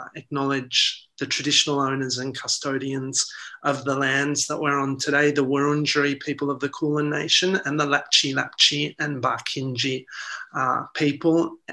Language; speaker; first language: English; early bilingual, other home language; Italian